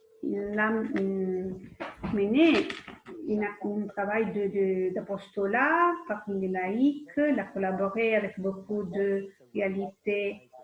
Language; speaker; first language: French; non-native, fluent; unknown